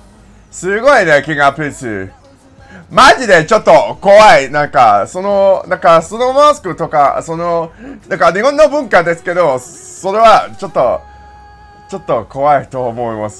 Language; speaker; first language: Japanese; non-native, learner; English